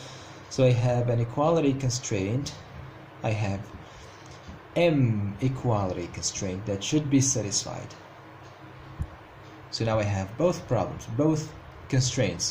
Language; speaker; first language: English; non-native, fluent; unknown